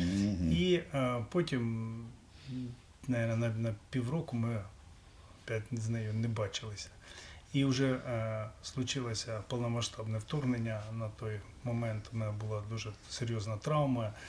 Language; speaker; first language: Ukrainian; non-native, local second language; Russian